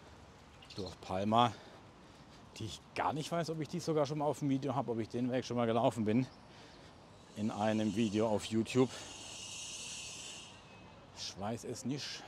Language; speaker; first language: German; native; German